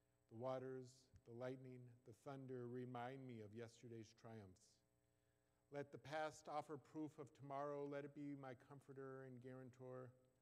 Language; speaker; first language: English; native; English